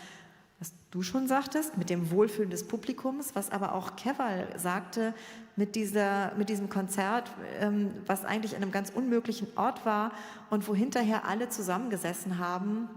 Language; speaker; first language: German; native; German